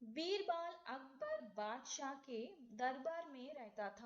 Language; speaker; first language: Hindi; non-native, local second language; Tamil